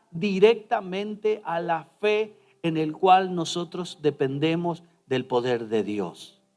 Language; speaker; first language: Spanish; native; Spanish